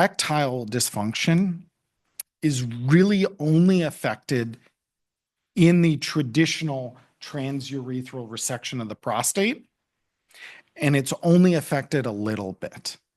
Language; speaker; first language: English; native; English